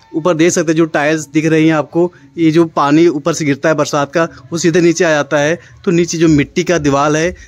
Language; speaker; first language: Hindi; native; Hindi